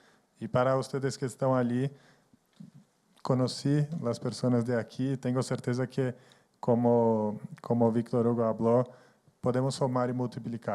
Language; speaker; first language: Spanish; non-native, fluent; Portuguese